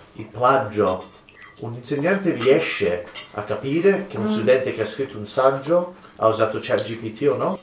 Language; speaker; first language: Italian; non-native, fluent; English